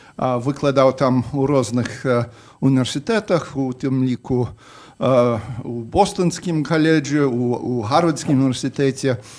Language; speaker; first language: Belarusian; non-native, fluent; English